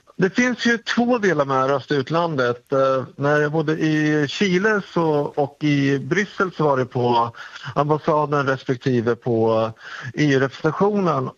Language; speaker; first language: Swedish; native; Swedish